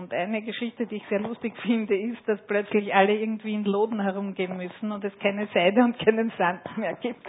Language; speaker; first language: German; native; German